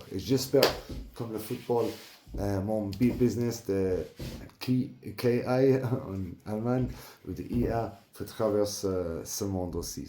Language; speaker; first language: French; non-native, learner; English